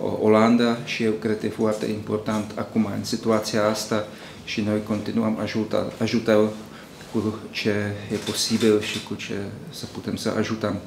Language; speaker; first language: Romanian; non-native, learner; Czech